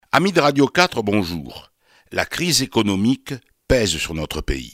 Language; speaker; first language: French; native; French